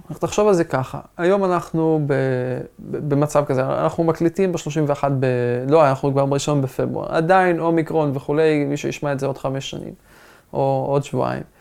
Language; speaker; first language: Hebrew; non-native, local second language; Arabic